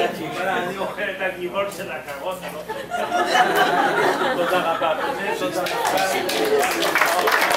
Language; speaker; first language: Hebrew; non-native, fluent; French